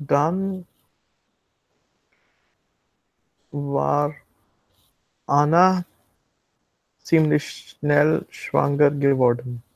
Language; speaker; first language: German; non-native, learner; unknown